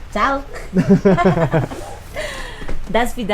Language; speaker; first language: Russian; non-native, learner; Italian